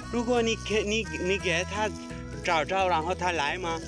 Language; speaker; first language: Chinese; non-native, learner; Pashto